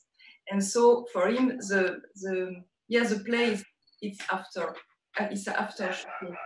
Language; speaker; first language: English; non-native, learner; French